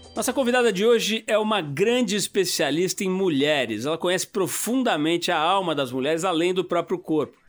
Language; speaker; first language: Portuguese; native; Portuguese